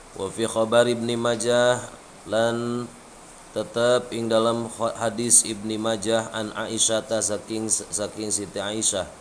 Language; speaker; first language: Javanese; non-native, local second language; Sundanese